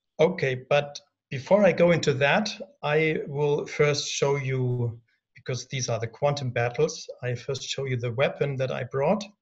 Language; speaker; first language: English; non-native, fluent; German